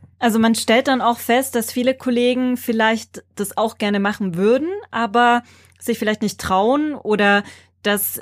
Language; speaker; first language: German; native; German